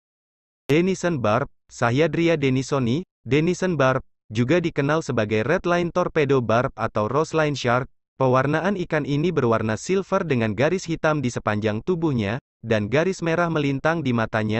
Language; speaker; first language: Indonesian; native; Indonesian